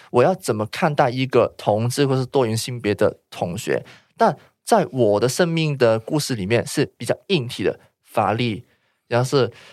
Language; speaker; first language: Chinese; non-native, local second language; Cantonese